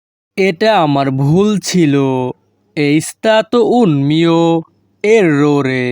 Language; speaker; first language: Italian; non-native, learner; Bangla